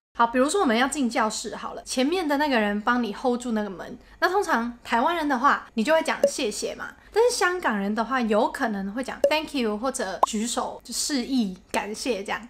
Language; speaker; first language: Chinese; non-native, local second language; Cantonese